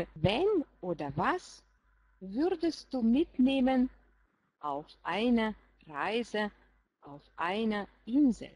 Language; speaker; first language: German; non-native, fluent; Russian